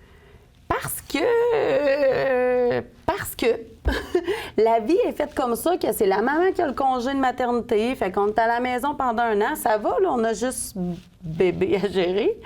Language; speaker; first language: French; native; French